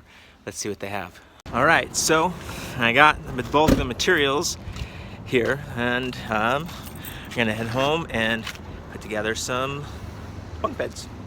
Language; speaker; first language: English; native; English